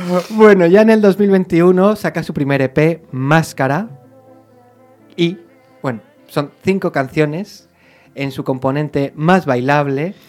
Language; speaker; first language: Spanish; native; Spanish